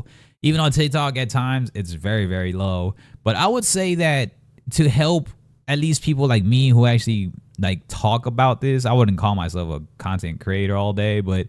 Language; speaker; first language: English; native; English